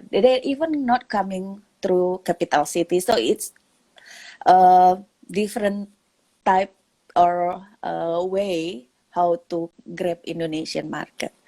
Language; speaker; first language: English; non-native, local second language; Indonesian